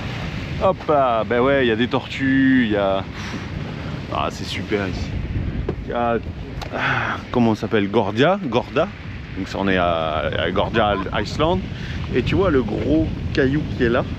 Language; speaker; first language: French; native; French